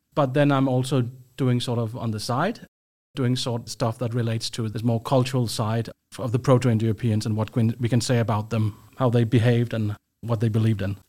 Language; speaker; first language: English; non-native, fluent; Danish